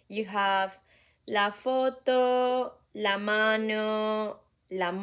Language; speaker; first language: Spanish; non-native, fluent; English